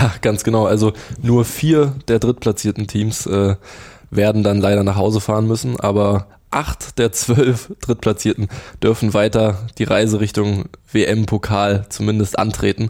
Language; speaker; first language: German; native; German